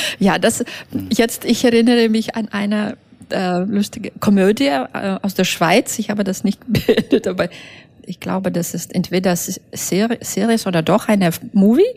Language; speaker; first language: German; non-native, fluent; Russian